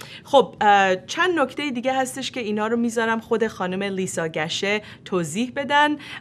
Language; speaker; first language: Persian; native; Persian